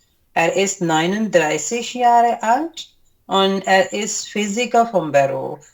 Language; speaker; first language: German; non-native, learner; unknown